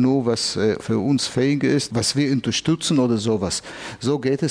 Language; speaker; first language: German; non-native, fluent; Hebrew